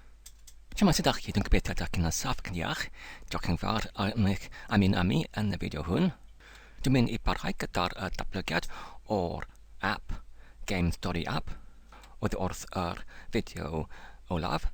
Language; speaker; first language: Welsh; non-native, learner; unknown